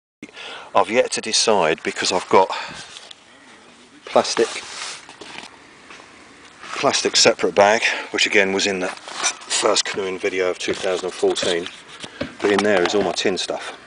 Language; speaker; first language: English; native; English